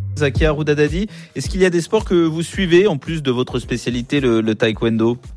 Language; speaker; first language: French; native; French